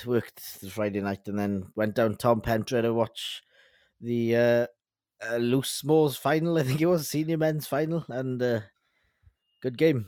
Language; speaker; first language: English; native; English